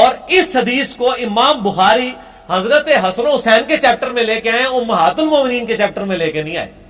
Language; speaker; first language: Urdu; non-native, local second language; Punjabi